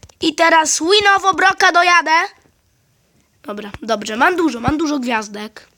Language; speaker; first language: Polish; native; Polish